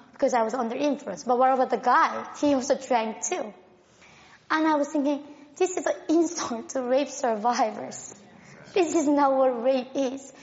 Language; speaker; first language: English; non-native, fluent; Korean